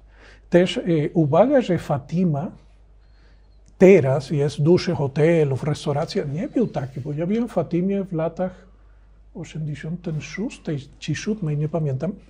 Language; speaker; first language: Polish; non-native, learner; Spanish